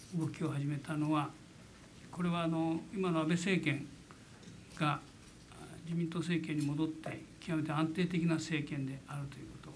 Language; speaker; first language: Japanese; native; Japanese